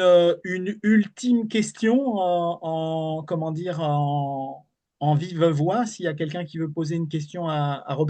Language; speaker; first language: French; native; French